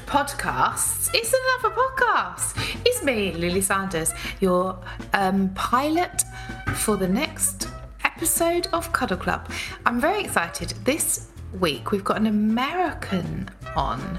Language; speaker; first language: English; native; English